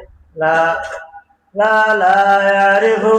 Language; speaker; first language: Arabic; non-native, fluent; Bangla